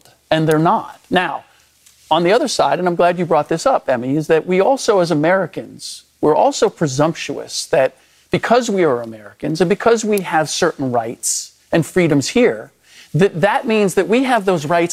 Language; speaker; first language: English; early bilingual, other home language; German